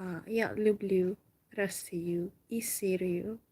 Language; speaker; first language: Russian; non-native, learner; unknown